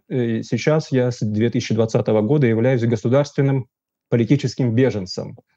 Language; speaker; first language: Russian; native; Russian